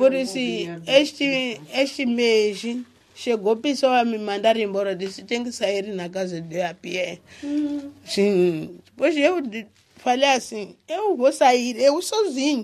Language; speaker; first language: Portuguese; non-native, local second language; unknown